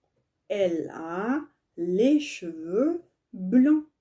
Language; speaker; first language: French; non-native, learner; Tigrinya